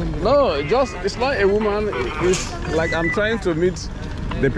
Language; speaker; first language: English; non-native, learner; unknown